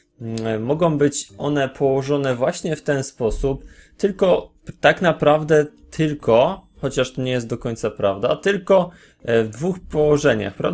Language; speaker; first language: Polish; native; Polish